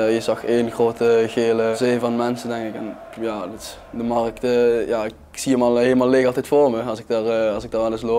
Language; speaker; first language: Dutch; native; Dutch